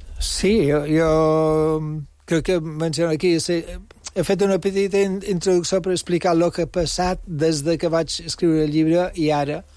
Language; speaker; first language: Catalan; non-native, local second language; English